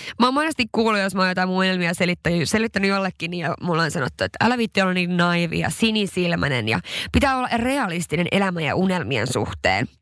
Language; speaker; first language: Finnish; non-native, local second language; Swedish